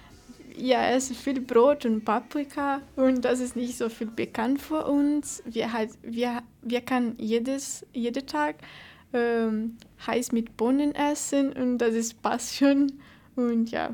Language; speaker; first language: German; non-native, learner; Portuguese